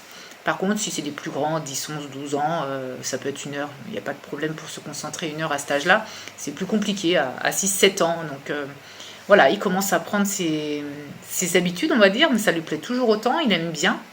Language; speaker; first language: French; native; French